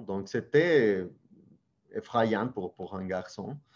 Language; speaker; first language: French; non-native, fluent; Spanish